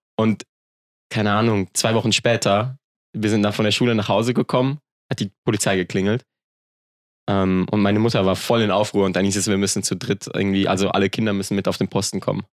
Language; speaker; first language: German; native; German